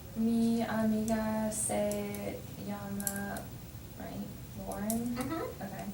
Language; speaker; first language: Spanish; non-native, learner; English